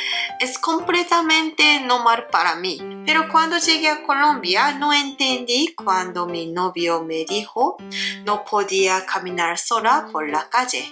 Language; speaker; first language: Spanish; non-native, learner; Japanese